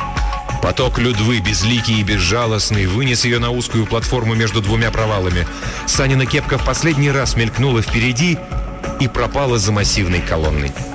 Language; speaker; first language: Russian; native; Russian